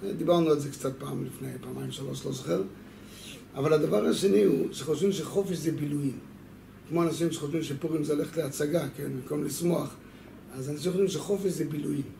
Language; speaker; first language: Hebrew; non-native, fluent; French